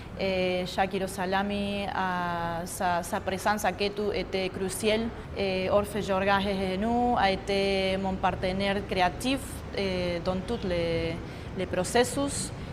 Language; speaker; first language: French; non-native, fluent; Spanish